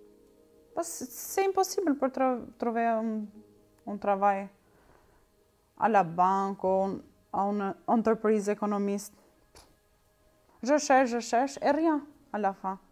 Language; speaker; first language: French; non-native, learner; Albanian